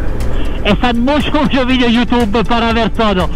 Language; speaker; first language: Spanish; non-native, learner; Italian